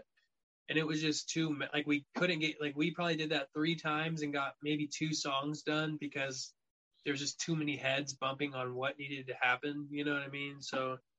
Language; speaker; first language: English; native; English